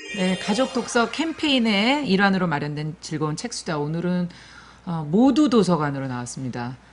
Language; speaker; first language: Korean; native; Korean